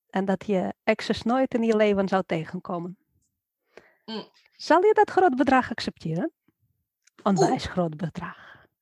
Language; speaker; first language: Dutch; non-native, fluent; Ukrainian